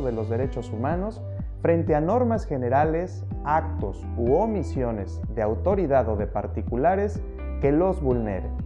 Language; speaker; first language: Spanish; native; Spanish